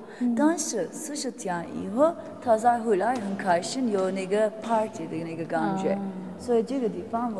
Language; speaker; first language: Chinese; non-native, fluent; Turkish